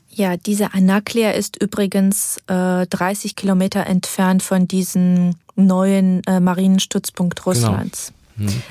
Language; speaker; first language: German; non-native, fluent; Georgian